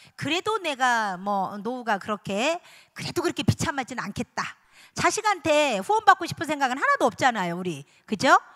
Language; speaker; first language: Korean; native; Korean